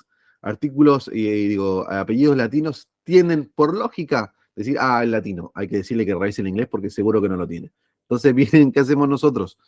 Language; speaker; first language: Spanish; native; Spanish